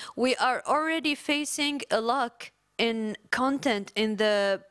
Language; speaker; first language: English; non-native, fluent; Arabic